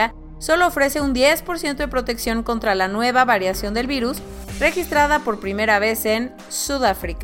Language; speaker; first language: Spanish; native; Spanish